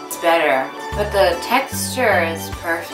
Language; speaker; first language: English; early bilingual, other home language; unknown